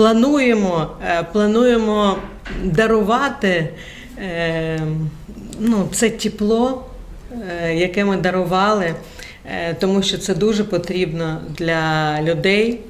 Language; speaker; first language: Ukrainian; non-native, local second language; Russian